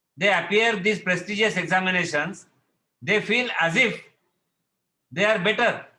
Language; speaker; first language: English; non-native, local second language; Marathi